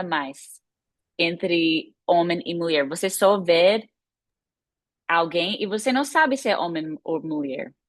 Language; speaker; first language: Portuguese; non-native, fluent; English